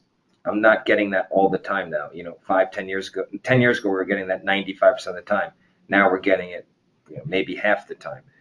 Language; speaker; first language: English; native; English